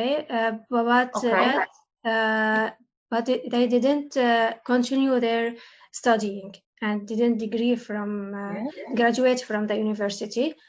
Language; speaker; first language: English; non-native, learner; Arabic